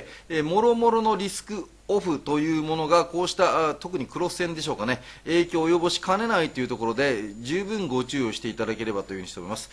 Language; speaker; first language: Japanese; native; Japanese